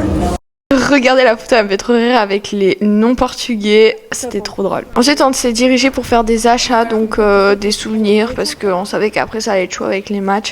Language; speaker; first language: French; native; French